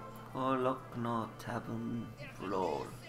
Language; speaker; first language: Japanese; non-native, learner; English